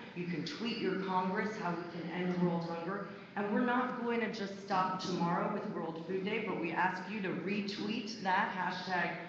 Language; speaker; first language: English; native; English